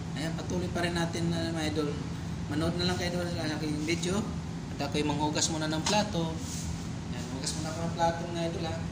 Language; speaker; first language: Filipino; non-native, local second language; Cebuano